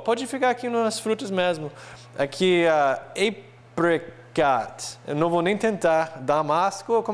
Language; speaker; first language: Portuguese; non-native, fluent; English